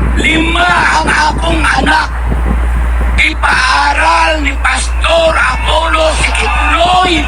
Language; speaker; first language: Filipino; non-native, local second language; Hiligaynon